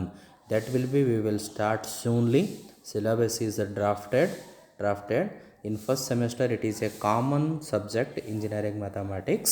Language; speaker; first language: English; non-native, local second language; Kannada